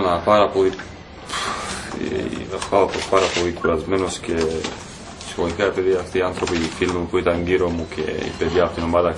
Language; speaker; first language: Greek; non-native, fluent; Croatian